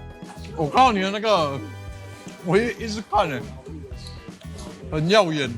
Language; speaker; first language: Chinese; non-native, local second language; English